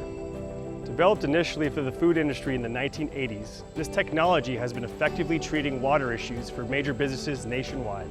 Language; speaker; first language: English; native; English